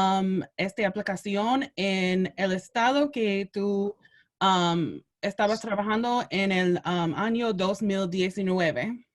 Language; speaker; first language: Spanish; non-native, learner; English